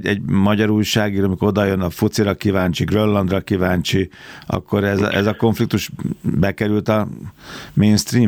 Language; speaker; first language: Hungarian; native; Hungarian